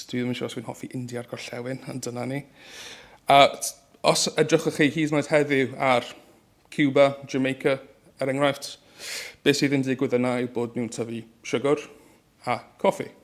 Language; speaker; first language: Welsh; native; Welsh